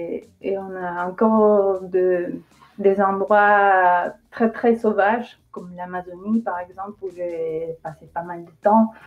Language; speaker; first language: French; non-native, fluent; Spanish